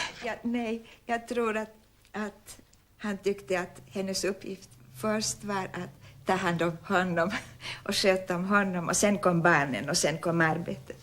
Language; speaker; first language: Swedish; non-native, local second language; Finnish